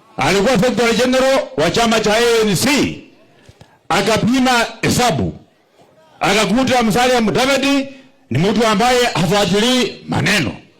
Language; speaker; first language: Swahili; non-native, local second language; Luyia